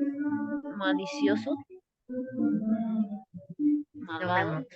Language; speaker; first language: Spanish; native; Spanish